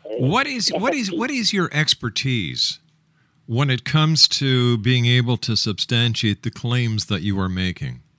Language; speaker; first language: English; native; English